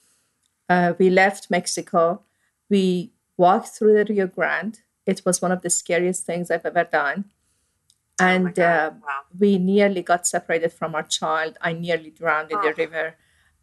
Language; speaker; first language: English; non-native, fluent; Persian